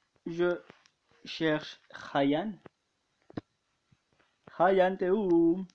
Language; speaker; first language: French; native; French